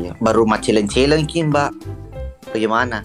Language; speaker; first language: Indonesian; non-native, local second language; Buginese